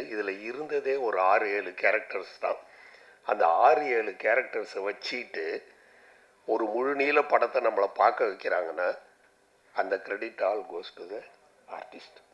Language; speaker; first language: Tamil; native; Tamil